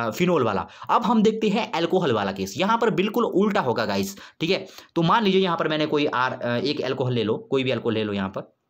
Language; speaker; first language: Hindi; native; Hindi